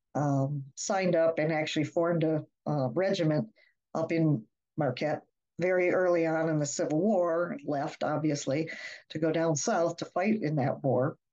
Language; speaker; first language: English; native; English